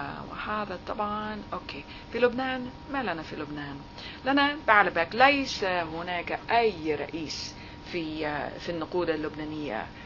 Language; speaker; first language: Arabic; non-native, fluent; English